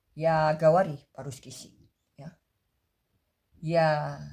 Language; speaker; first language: Russian; non-native, learner; Indonesian